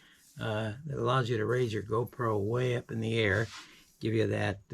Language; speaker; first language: English; native; English